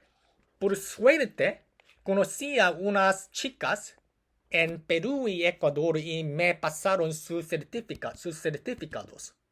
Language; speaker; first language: Spanish; non-native, learner; Korean